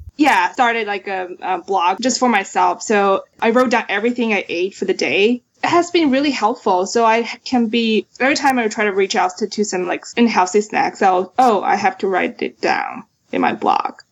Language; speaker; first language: English; non-native, fluent; Chinese